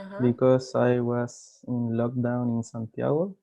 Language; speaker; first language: English; non-native, learner; Spanish